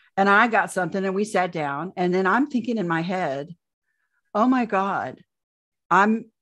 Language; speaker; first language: English; native; English